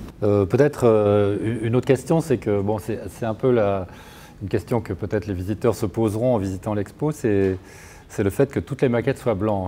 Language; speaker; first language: French; native; French